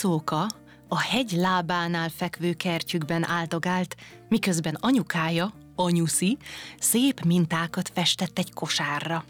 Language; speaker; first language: Hungarian; native; Hungarian